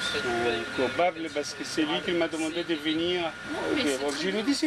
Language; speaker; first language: French; non-native, fluent; Arabic